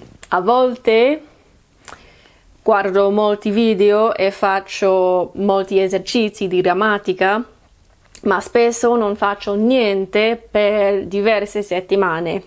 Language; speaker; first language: Italian; non-native, learner; English